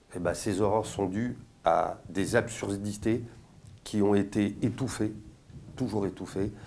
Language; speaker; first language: French; native; French